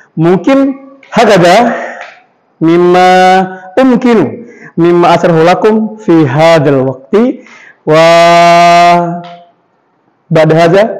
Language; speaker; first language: Arabic; non-native, fluent; Indonesian